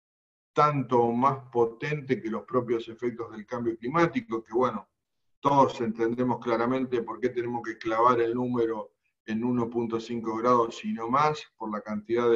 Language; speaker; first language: Spanish; native; Spanish